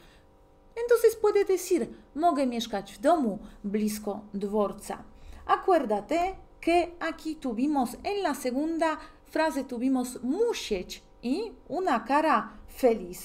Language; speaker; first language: Spanish; non-native, fluent; Polish